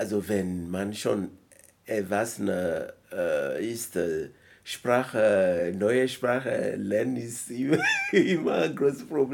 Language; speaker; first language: German; non-native, learner; French